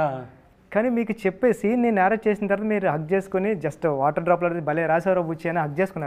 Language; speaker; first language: Telugu; native; Telugu